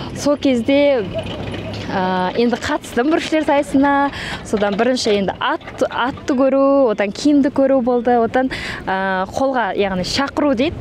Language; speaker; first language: Kazakh; early bilingual, heritage; Kazakh